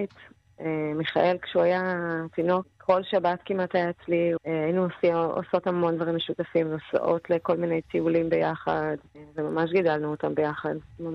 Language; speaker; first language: Hebrew; native; Hebrew